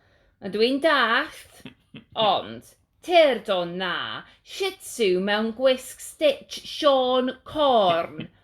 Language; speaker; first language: Welsh; non-native, learner; English